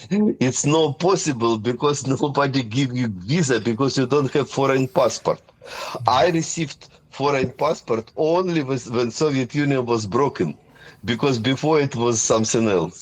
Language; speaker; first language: English; non-native, fluent; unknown